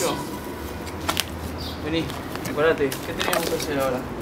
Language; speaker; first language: Spanish; native; Spanish